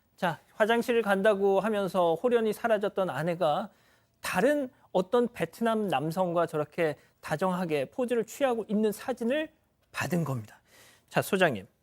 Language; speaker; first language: Korean; native; Korean